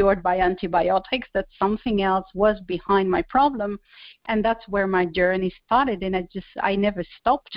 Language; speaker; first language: English; non-native, fluent; Spanish